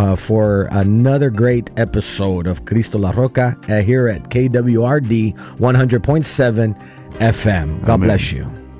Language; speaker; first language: English; early bilingual, other home language; Spanish